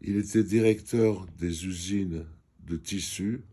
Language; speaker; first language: French; non-native, fluent; Georgian